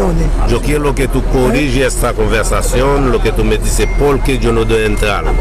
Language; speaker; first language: Spanish; non-native, local second language; Haitian Creole